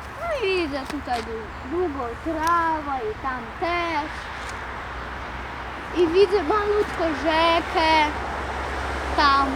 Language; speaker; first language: Polish; early bilingual, other home language; Russian